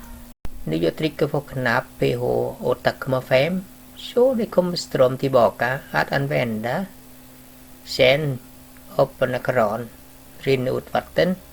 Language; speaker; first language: Swedish; non-native, learner; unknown